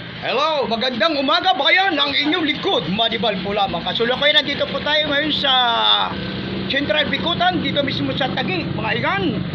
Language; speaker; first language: Filipino; native; Filipino